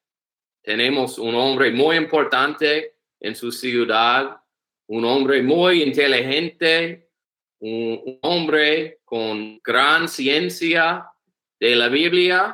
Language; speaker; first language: Spanish; non-native, learner; English